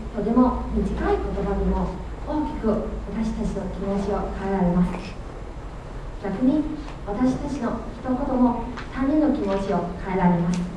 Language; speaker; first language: Japanese; non-native, fluent; Chinese